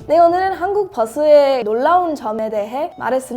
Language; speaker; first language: Korean; non-native, learner; English